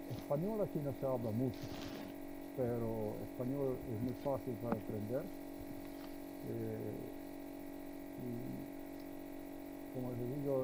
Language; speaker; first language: Spanish; non-native, learner; Slovenian